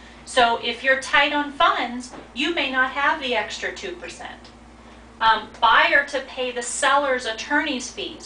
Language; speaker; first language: English; native; English